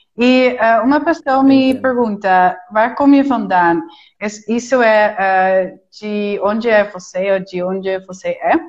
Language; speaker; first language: Portuguese; non-native, fluent; Dutch